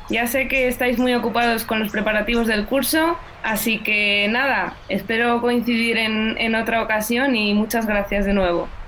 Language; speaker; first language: Spanish; native; Spanish